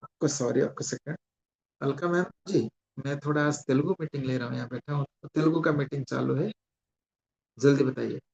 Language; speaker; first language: Hindi; non-native, local second language; Telugu